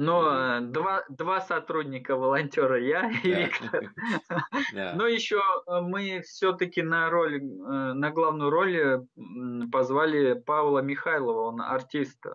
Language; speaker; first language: Russian; non-native, local second language; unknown